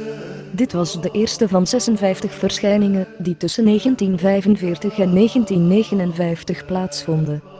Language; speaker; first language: Dutch; native; Dutch